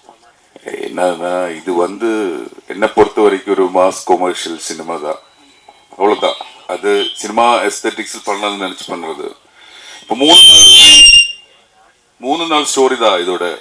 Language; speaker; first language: Tamil; non-native, learner; Malayalam